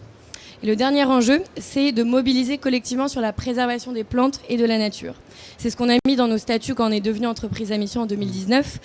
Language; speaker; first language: French; native; French